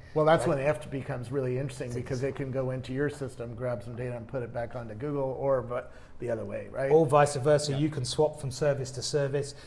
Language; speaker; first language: English; native; English